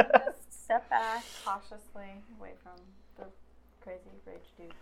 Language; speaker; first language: English; native; English